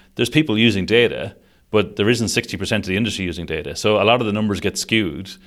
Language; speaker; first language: English; native; English